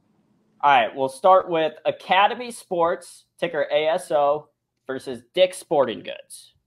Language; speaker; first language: English; native; English